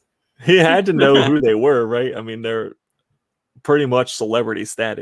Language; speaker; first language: English; native; English